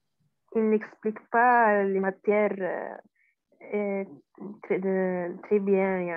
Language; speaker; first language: French; non-native, learner; Arabic